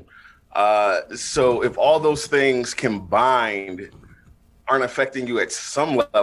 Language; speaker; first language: English; native; English